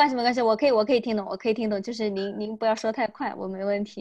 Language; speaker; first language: Chinese; native; Chinese